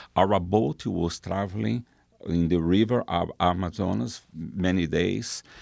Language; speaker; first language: English; non-native, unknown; Portuguese